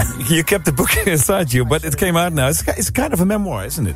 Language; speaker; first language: English; non-native, fluent; Dutch